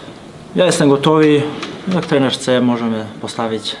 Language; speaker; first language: Polish; non-native, learner; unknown